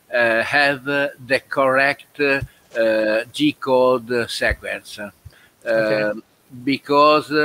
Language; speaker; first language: English; non-native, learner; Italian